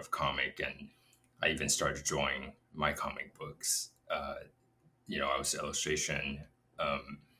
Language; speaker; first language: English; non-native, fluent; Chinese